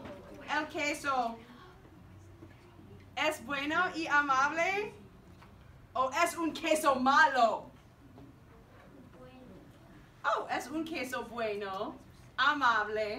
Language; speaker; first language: Spanish; non-native, fluent; English